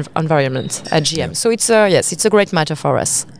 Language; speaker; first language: English; non-native, fluent; French